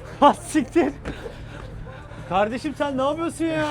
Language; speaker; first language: Turkish; native; Turkish